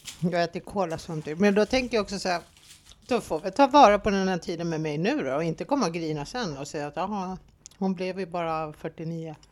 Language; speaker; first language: Swedish; early bilingual, other home language; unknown